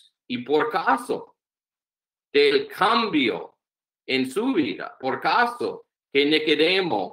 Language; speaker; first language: Spanish; non-native, learner; English